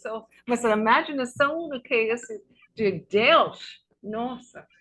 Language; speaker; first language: Portuguese; non-native, learner; English